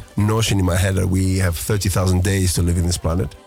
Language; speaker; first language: English; early bilingual, other home language; Greek